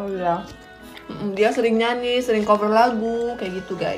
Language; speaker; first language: Indonesian; early bilingual, other home language; Korean